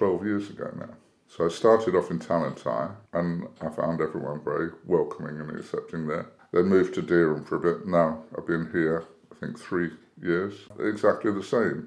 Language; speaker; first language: English; native; English